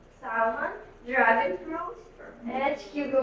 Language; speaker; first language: English; non-native, learner; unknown